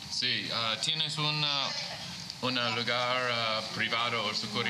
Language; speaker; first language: Spanish; non-native, learner; English